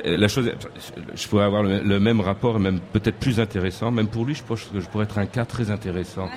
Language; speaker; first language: French; native; French